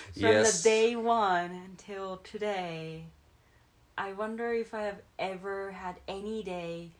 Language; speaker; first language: English; non-native, fluent; Japanese